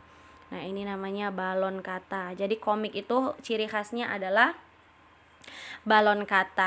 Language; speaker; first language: Indonesian; native; Indonesian